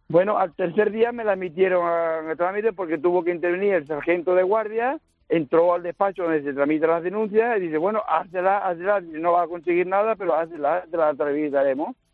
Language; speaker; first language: Spanish; native; Spanish